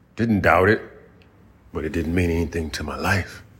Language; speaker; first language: English; native; English